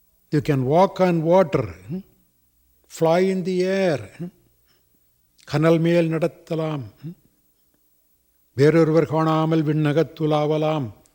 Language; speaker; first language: English; non-native, local second language; Tamil